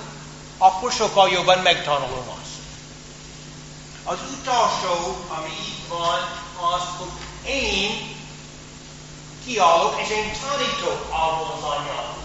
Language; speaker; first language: Hungarian; non-native, fluent; English